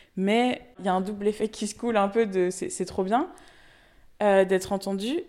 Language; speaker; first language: French; native; French